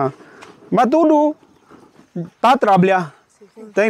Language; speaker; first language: Portuguese; non-native, learner; Vietnamese